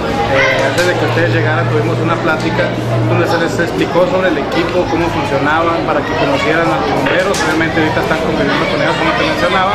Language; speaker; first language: Spanish; native; Spanish